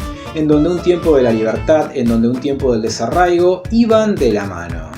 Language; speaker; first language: Spanish; native; Spanish